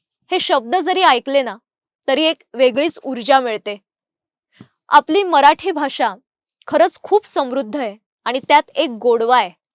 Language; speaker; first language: Marathi; native; Marathi